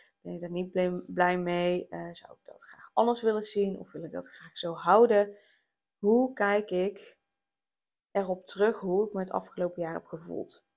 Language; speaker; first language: Dutch; native; Dutch